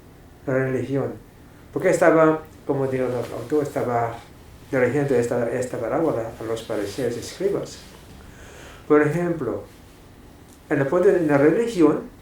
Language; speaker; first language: Spanish; non-native, fluent; English